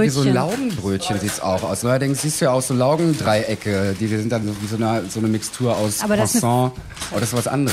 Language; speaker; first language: German; native; German